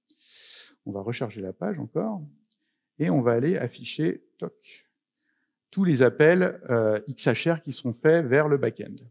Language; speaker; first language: French; native; French